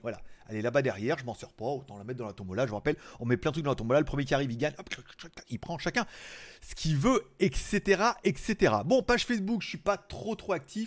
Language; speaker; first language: French; native; French